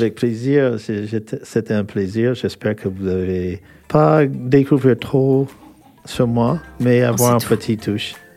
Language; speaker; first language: French; non-native, fluent; English